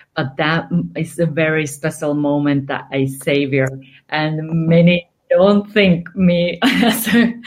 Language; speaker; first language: English; non-native, fluent; Finnish